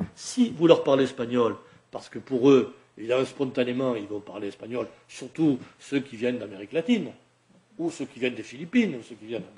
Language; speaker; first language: French; native; French